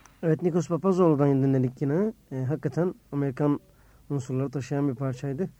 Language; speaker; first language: Turkish; native; Turkish